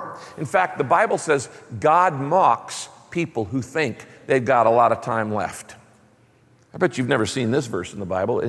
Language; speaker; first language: English; native; English